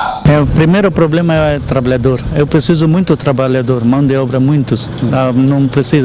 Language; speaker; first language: Portuguese; non-native, learner; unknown